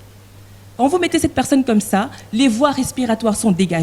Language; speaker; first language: French; non-native, local second language; Lingala